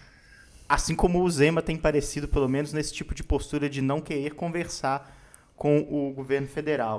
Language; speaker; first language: Portuguese; native; Portuguese